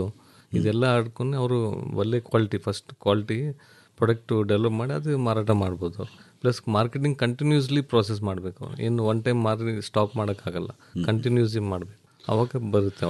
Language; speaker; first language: Kannada; non-native, learner; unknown